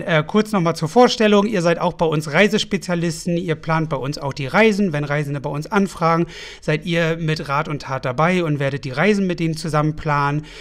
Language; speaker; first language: German; native; German